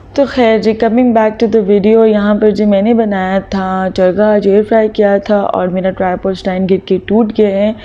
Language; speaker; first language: Urdu; native; Urdu